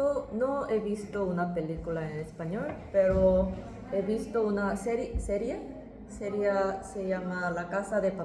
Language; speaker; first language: Spanish; non-native, learner; Korean